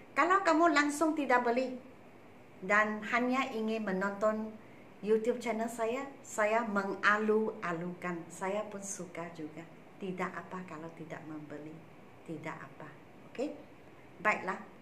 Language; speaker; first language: Malay; non-native, local second language; Chinese